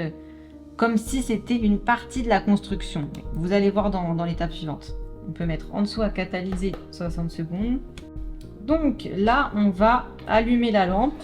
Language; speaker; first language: French; native; French